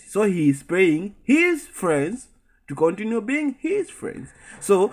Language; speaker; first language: English; non-native, local second language; Swahili